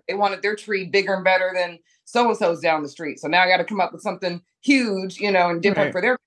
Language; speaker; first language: English; native; English